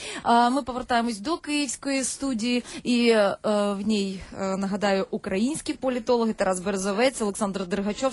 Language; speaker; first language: Ukrainian; native; Ukrainian